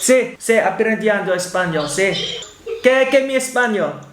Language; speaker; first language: Spanish; non-native, learner; Thai